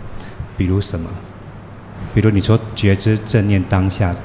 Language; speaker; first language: Chinese; native; Chinese